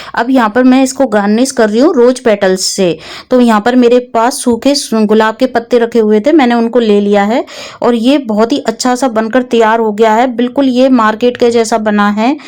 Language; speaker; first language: Hindi; native; Hindi